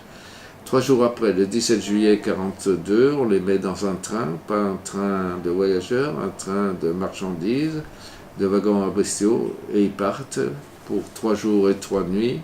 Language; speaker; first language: French; native; French